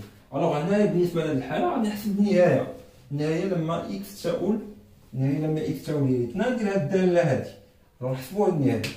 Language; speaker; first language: Arabic; native; Arabic